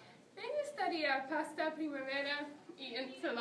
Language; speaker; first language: Spanish; non-native, learner; English